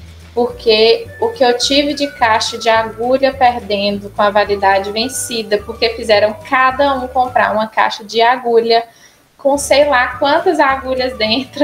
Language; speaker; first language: Portuguese; native; Portuguese